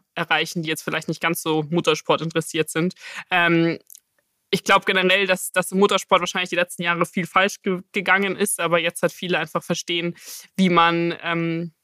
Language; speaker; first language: German; native; German